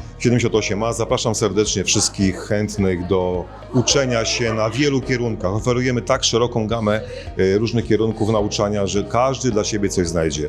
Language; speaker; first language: Polish; native; Polish